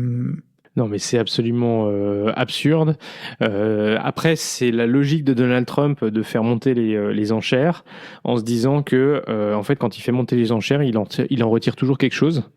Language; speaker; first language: French; native; French